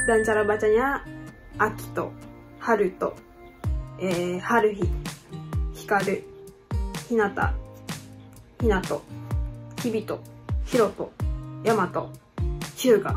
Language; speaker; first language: Indonesian; non-native, fluent; Japanese